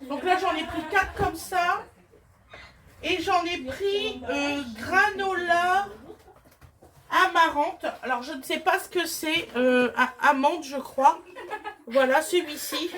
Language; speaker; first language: French; native; French